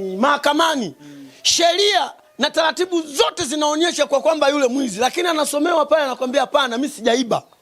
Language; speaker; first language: Swahili; native; Swahili